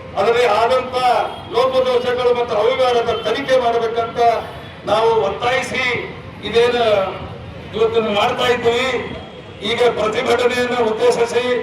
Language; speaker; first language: Kannada; non-native, local second language; Lambadi